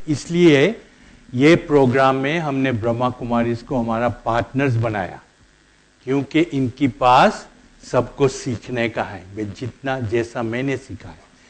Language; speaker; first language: Hindi; non-native, learner; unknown